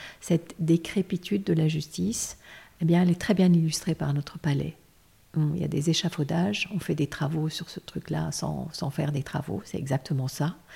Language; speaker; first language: French; non-native, local second language; Armenian